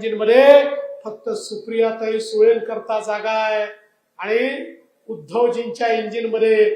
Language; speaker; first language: Marathi; native; Marathi